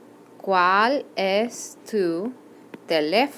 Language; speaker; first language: Spanish; non-native, fluent; English